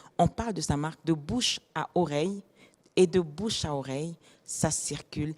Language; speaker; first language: French; non-native, local second language; Lingala